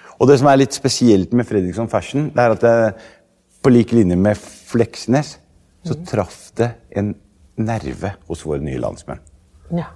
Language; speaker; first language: Norwegian; early bilingual, other home language; Arabic